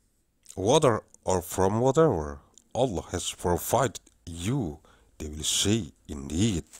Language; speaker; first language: English; non-native, learner; Indonesian